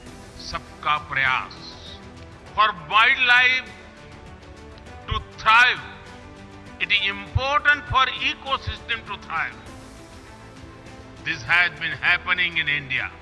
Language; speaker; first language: English; non-native, local second language; Hindi